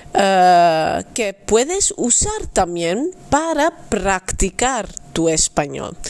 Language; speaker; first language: Spanish; non-native, fluent; Dutch